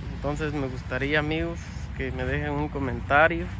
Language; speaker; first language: Spanish; native; Spanish